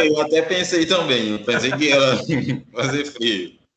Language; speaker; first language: Portuguese; non-native, fluent; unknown